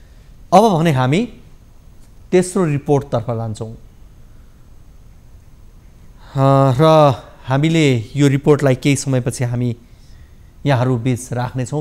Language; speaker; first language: Nepali; native; Nepali